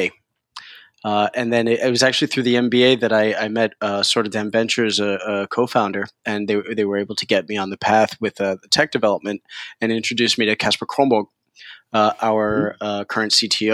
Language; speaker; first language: English; early bilingual, other home language; Spanish